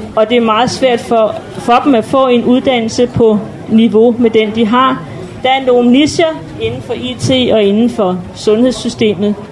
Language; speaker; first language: Danish; native; Danish